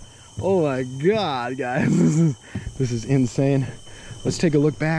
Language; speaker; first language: English; native; English